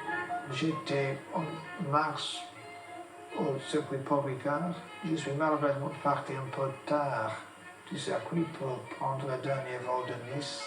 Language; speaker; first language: French; non-native, fluent; English